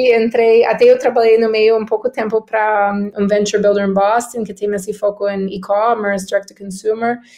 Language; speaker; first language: Portuguese; non-native, fluent; English